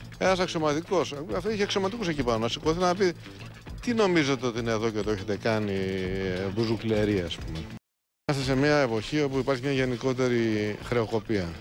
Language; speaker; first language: Greek; native; Greek